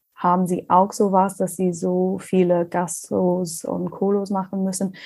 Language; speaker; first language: German; non-native, learner; English